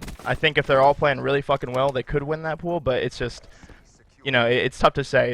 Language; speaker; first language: English; native; English